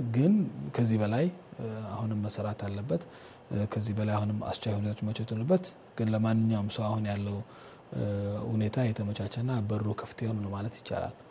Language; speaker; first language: Amharic; non-native, local second language; Somali